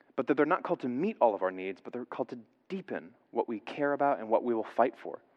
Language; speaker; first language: English; native; English